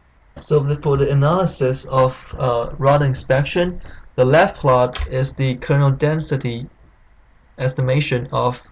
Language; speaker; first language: English; non-native, fluent; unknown